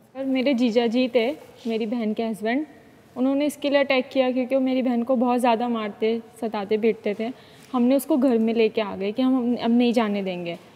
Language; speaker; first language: Hindi; native; Hindi